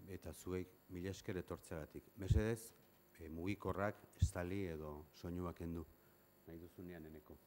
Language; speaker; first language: Basque; native; Basque